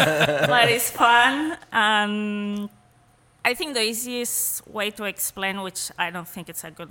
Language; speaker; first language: English; non-native, fluent; Spanish